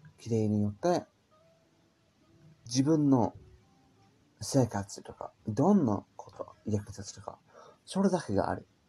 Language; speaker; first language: Japanese; non-native, learner; English